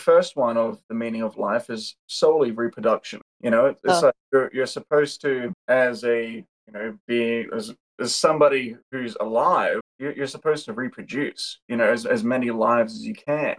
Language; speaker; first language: English; native; English